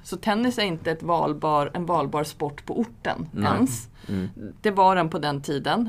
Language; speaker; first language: Swedish; native; Swedish